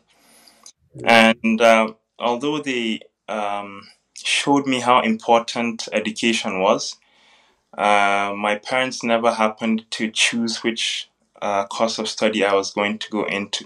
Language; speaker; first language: English; non-native, local second language; Hausa